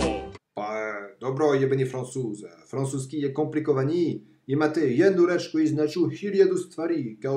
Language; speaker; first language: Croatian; non-native, fluent; French